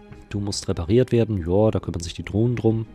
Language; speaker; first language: German; native; German